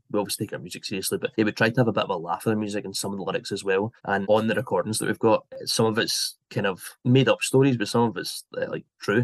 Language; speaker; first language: English; native; English